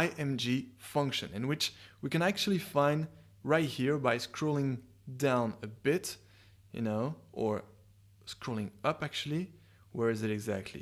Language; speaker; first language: English; non-native, fluent; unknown